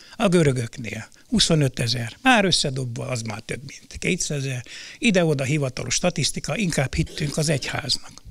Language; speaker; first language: Hungarian; native; Hungarian